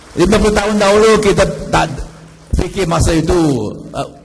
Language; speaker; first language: Malay; non-native, local second language; Chinese